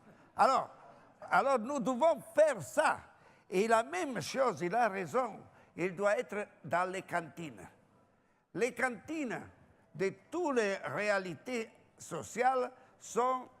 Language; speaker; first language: French; non-native, fluent; Italian